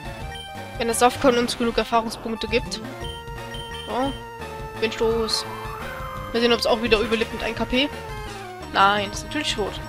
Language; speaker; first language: German; native; German